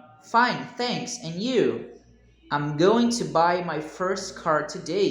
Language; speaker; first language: English; non-native, learner; Portuguese